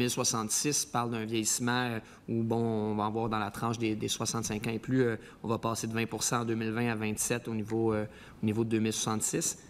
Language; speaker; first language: French; native; French